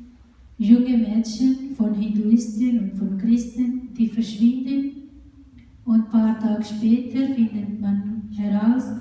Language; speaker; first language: German; non-native, fluent; Urdu